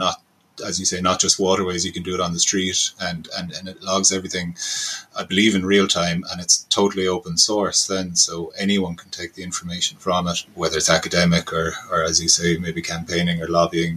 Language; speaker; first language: English; native; English